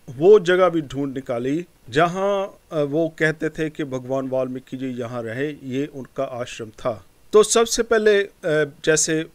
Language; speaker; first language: Hindi; non-native, local second language; Punjabi